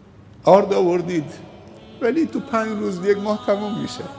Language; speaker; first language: Persian; native; Persian